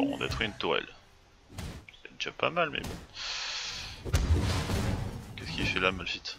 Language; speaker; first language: French; native; French